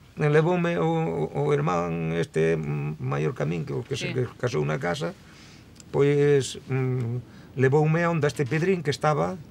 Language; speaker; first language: Galician; native; Galician